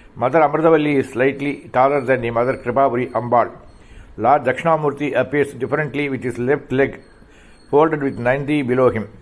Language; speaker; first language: English; non-native, local second language; Tamil